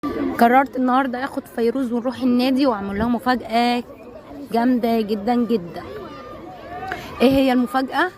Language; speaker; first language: Arabic; native; Arabic